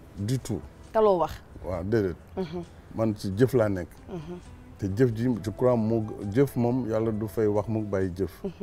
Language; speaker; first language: Wolof; non-native, local second language; Fula